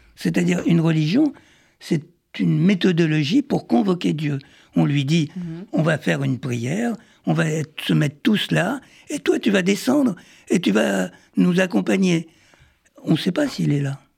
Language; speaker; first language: French; early bilingual, other home language; Arabic